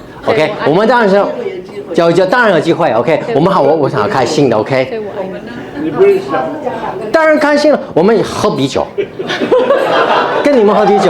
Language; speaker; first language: Chinese; early bilingual, heritage; Cantonese